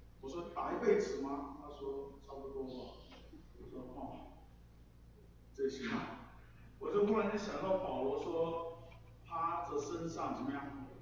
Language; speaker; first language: Chinese; non-native, local second language; English